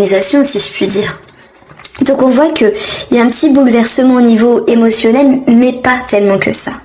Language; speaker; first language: French; native; French